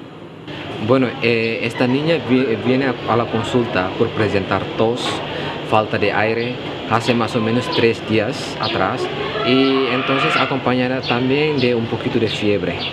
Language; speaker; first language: Spanish; non-native, fluent; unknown